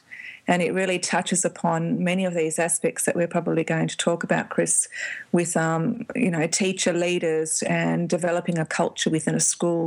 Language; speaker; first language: English; native; English